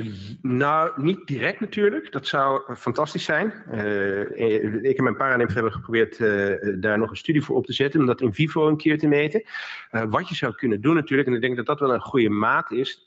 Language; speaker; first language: Dutch; native; Dutch